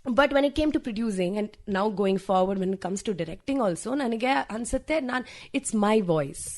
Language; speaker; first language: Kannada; non-native, local second language; Tamil